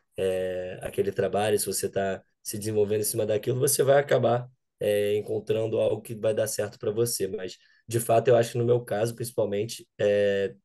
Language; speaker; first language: Portuguese; native; Portuguese